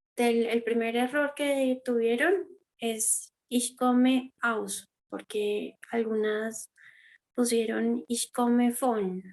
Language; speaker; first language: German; non-native, fluent; Spanish